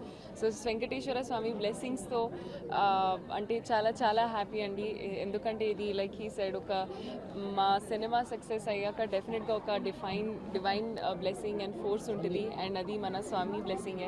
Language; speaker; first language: Telugu; non-native, local second language; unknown